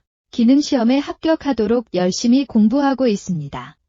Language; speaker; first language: Korean; non-native, learner; Nepali